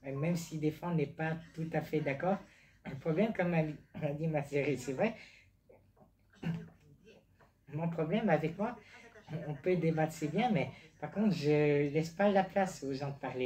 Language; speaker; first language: French; native; French